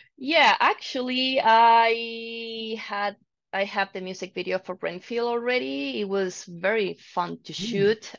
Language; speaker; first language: English; non-native, fluent; Spanish